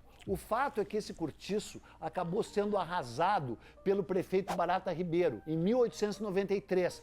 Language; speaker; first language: Portuguese; native; Portuguese